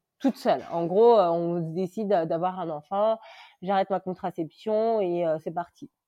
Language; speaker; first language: French; early bilingual, other home language; Lingala